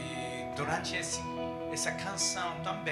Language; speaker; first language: Portuguese; non-native, fluent; English